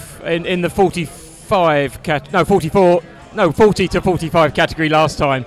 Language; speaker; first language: English; native; English